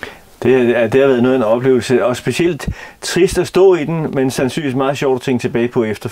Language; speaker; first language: Danish; native; Danish